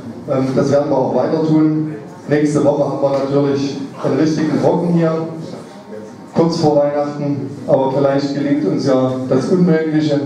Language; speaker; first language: German; native; German